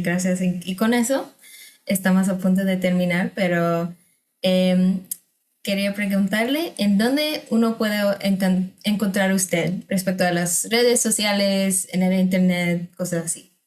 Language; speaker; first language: Spanish; non-native, fluent; English